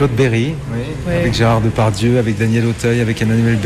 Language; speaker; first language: French; native; French